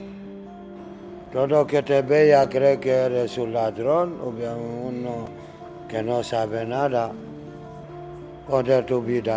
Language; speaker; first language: Spanish; non-native, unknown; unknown